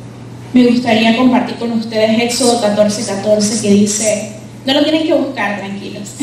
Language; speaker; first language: Spanish; native; Spanish